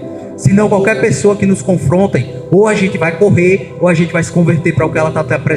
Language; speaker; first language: Portuguese; native; Portuguese